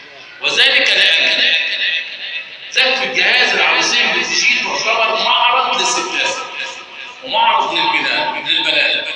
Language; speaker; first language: Arabic; native; Arabic